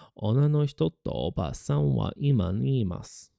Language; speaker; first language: Japanese; non-native, learner; English